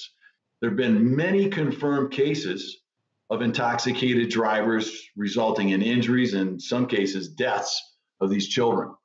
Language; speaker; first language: English; native; English